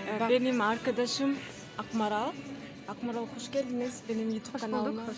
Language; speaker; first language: Turkish; non-native, fluent; Kyrgyz